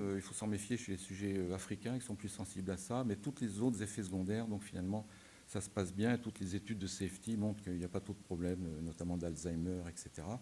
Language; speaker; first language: French; native; French